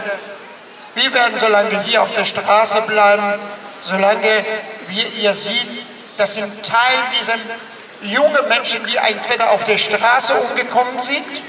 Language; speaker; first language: German; non-native, fluent; Persian